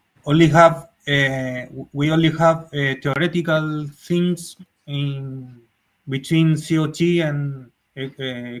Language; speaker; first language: English; non-native, learner; Spanish